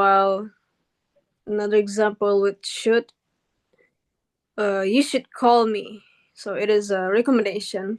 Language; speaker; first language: English; non-native, learner; Indonesian